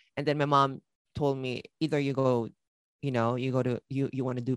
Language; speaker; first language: English; non-native, local second language; Filipino